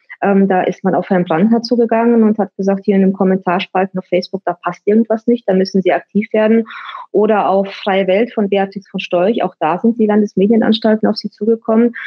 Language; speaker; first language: German; early bilingual, other home language; Romanian